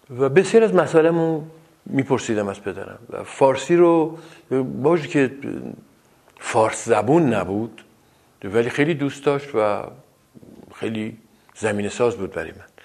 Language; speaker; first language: Persian; non-native, local second language; Azerbaijani